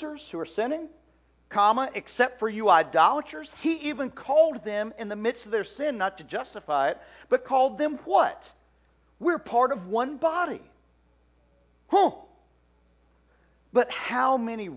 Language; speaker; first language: English; native; English